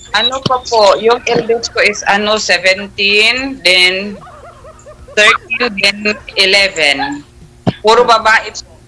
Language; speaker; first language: Filipino; non-native, local second language; Cebuano